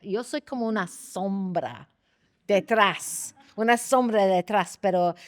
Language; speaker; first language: Spanish; non-native, fluent; English